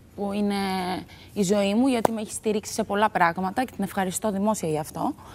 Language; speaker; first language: Greek; early bilingual, other home language; Albanian